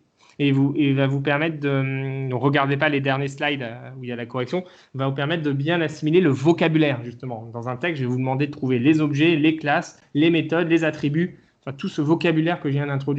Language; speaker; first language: French; native; French